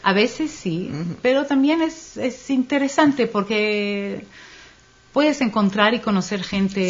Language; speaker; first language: Spanish; non-native, fluent; Hebrew